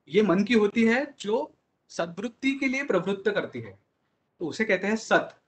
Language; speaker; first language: Hindi; non-native, local second language; Marathi